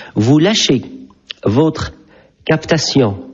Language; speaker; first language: French; non-native, local second language; Arabic